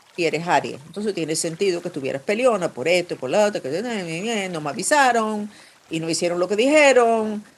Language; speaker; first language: Spanish; non-native, fluent; English